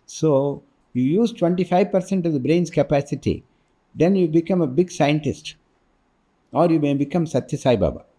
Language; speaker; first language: English; non-native, local second language; Tamil